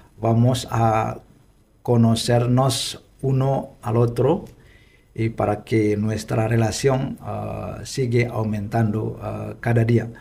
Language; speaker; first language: Spanish; non-native, fluent; Indonesian